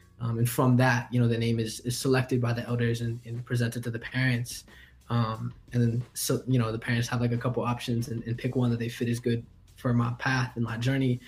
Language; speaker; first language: English; native; English